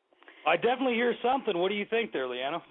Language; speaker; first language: English; native; English